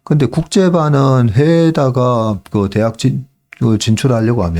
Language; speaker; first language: Korean; native; Korean